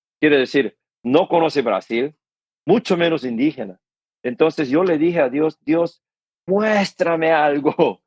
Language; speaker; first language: Spanish; non-native, fluent; Korean